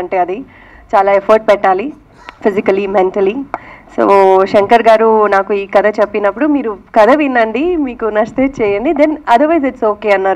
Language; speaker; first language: Telugu; non-native, local second language; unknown